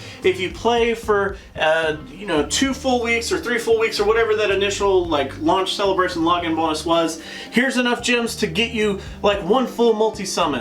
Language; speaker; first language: English; native; English